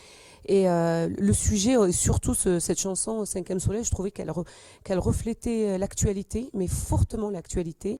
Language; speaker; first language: French; native; French